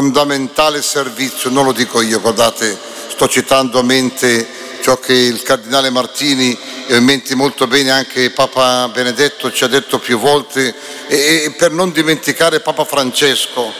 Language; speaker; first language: Italian; native; Italian